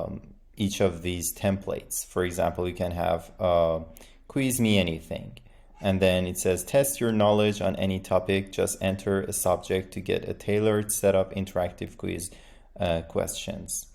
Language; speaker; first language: English; non-native, fluent; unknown